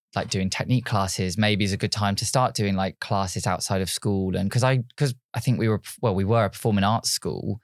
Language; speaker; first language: English; native; English